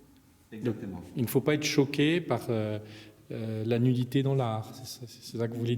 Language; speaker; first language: French; native; French